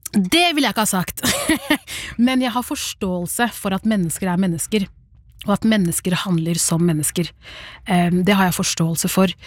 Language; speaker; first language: Norwegian; early bilingual, other home language; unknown